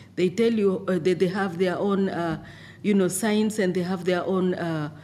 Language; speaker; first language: English; non-native, local second language; Masai